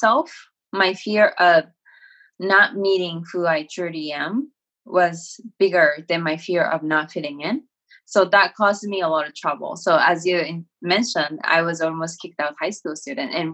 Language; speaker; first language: English; non-native, fluent; Japanese